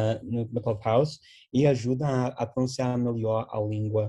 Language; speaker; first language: Portuguese; non-native, fluent; English